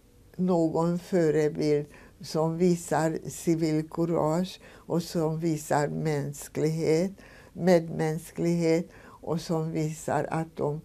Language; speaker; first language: Swedish; non-native, fluent; Hungarian